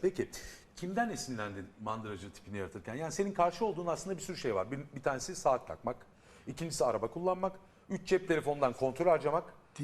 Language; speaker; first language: Turkish; native; Turkish